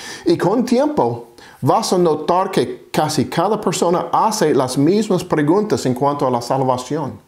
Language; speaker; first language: Spanish; non-native, fluent; English